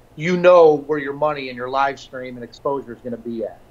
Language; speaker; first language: English; native; English